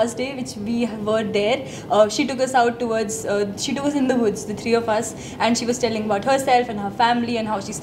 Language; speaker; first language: English; non-native, local second language; Hindi